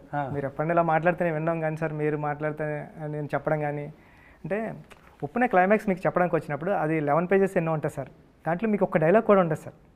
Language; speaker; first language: Telugu; native; Telugu